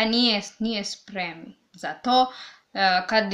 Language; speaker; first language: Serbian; non-native, learner; English